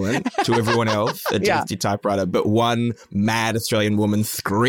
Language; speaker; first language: English; native; English